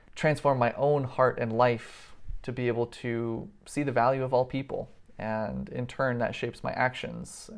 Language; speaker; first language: English; native; English